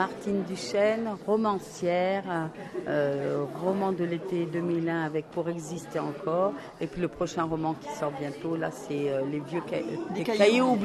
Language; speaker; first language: French; native; French